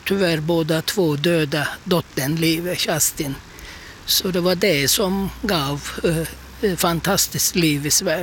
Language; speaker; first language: Swedish; non-native, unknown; Turkish